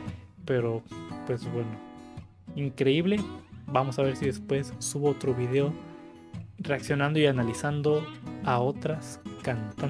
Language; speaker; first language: Spanish; native; Spanish